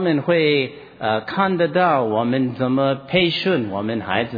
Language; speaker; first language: Chinese; non-native, fluent; English